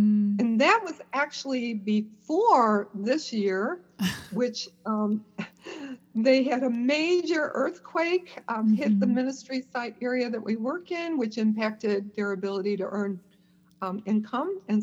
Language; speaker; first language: English; native; English